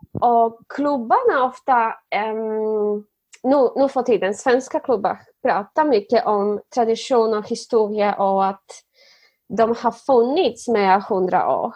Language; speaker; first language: Swedish; non-native, fluent; Polish